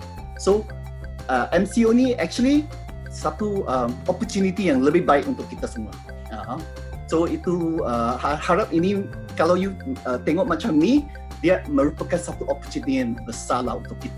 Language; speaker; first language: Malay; non-native, local second language; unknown